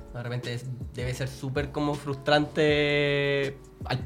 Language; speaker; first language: Spanish; native; Spanish